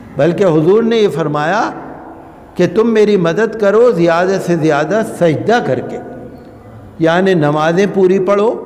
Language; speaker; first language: Urdu; native; Urdu